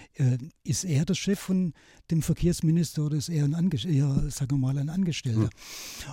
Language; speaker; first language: German; native; German